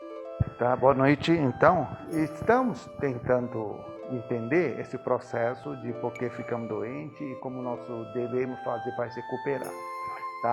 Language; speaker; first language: Portuguese; non-native, fluent; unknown